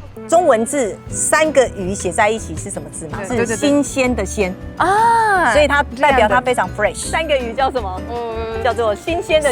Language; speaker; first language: Chinese; native; Chinese